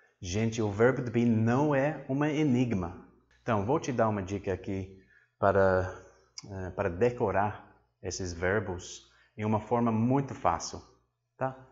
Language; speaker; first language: Portuguese; non-native, fluent; English